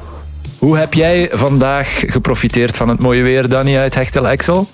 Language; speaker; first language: Dutch; native; Dutch